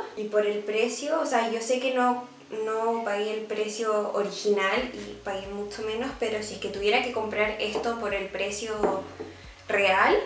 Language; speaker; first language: Spanish; native; Spanish